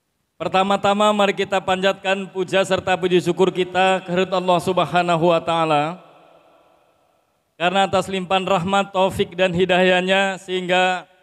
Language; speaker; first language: Indonesian; non-native, local second language; Sundanese